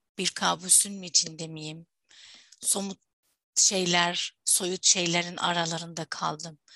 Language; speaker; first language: Turkish; non-native, fluent; Arabic